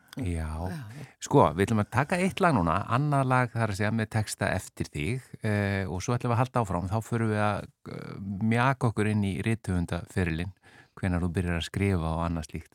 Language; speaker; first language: Icelandic; native; Icelandic